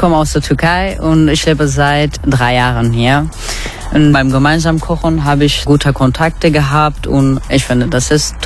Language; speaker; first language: German; non-native, learner; Turkish